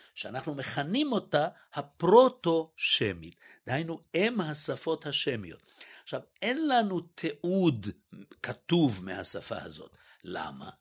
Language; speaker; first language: Hebrew; native; Hebrew